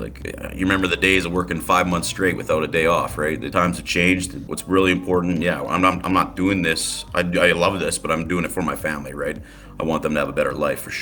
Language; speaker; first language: English; native; English